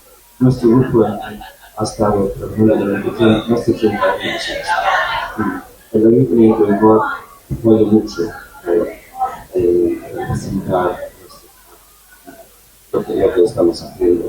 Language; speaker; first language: Spanish; non-native, learner; English